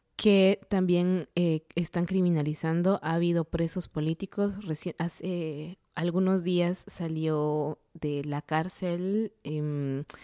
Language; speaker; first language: Spanish; non-native, local second language; Kaqchikel